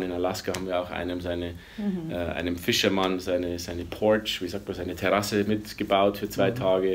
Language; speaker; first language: German; native; German